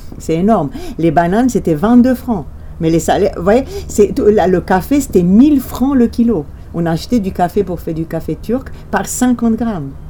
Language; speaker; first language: French; non-native, fluent; Romanian